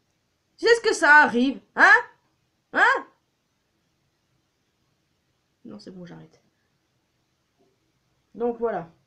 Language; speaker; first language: French; native; French